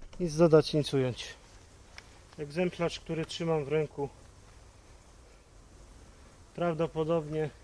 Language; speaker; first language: Polish; native; Polish